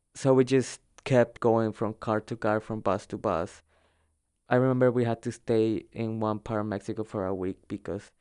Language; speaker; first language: English; early bilingual, other home language; Spanish